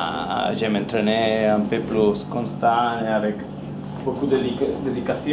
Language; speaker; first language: French; non-native, learner; Spanish